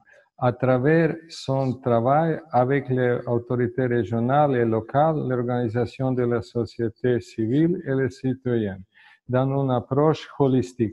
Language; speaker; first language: French; non-native, fluent; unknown